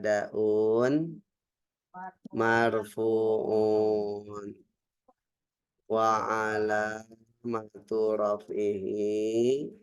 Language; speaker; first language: Arabic; non-native, fluent; Indonesian